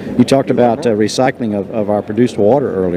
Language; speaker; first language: English; native; English